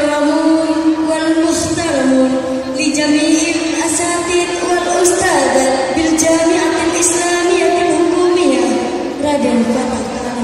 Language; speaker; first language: Arabic; non-native, learner; Indonesian